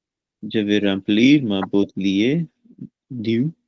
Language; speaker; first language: French; non-native, learner; Punjabi